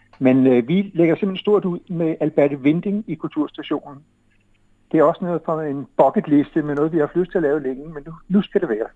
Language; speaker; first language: Danish; native; Danish